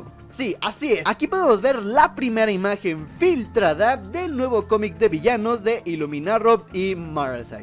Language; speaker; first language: Spanish; native; Spanish